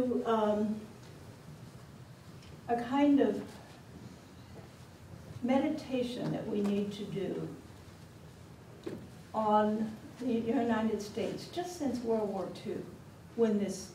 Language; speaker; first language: English; native; English